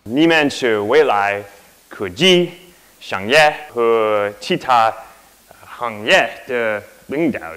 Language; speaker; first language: Chinese; non-native, learner; English